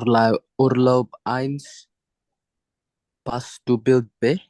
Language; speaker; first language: German; non-native, learner; Indonesian